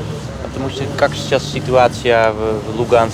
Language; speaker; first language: Russian; non-native, learner; Dutch